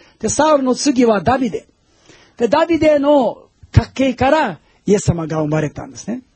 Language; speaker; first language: Japanese; non-native, fluent; Portuguese